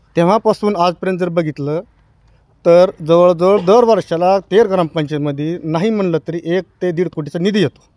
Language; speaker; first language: Marathi; native; Marathi